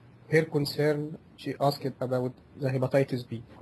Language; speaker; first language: English; non-native, fluent; Arabic